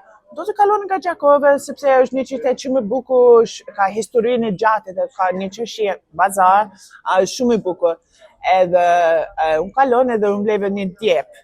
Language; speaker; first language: Albanian; non-native, learner; English